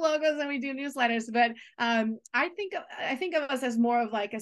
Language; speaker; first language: English; non-native, fluent; Portuguese